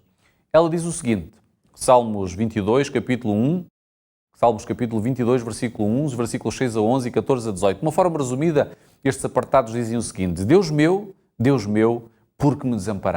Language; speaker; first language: Portuguese; native; Portuguese